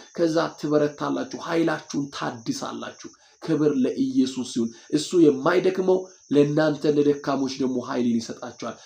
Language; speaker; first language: Amharic; non-native, local second language; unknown